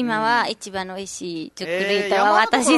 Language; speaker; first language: Japanese; non-native, learner; Nepali